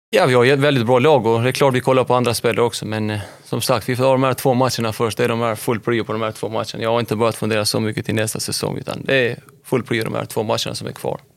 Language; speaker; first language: Swedish; early bilingual, other home language; Albanian